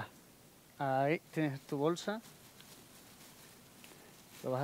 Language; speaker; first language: Spanish; native; Spanish